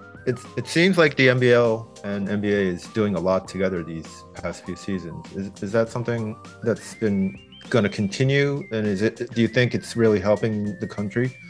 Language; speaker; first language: English; non-native, fluent; Japanese